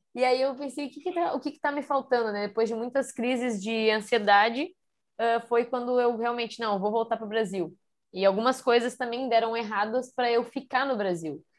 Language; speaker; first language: Portuguese; native; Portuguese